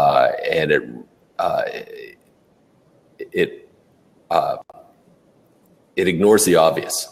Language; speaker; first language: English; native; English